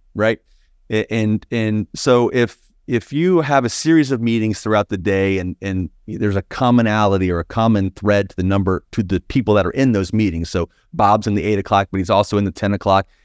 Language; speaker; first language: English; native; English